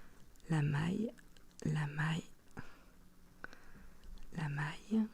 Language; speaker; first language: French; native; French